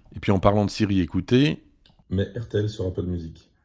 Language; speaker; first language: French; native; French